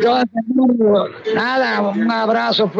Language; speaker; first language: Spanish; native; Spanish